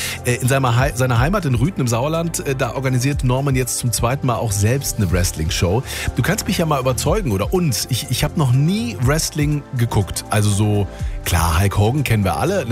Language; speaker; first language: German; native; German